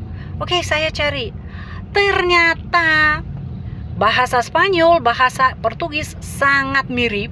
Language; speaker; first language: Indonesian; non-native, fluent; Russian